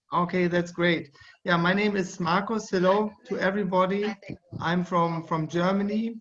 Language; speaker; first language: English; non-native, fluent; German